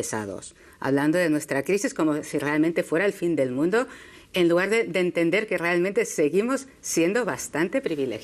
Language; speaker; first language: Spanish; native; Spanish